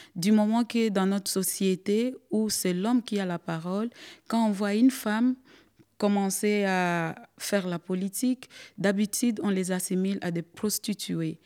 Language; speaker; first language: French; non-native, local second language; Swahili